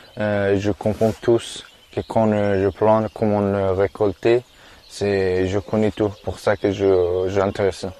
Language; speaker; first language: French; non-native, learner; Persian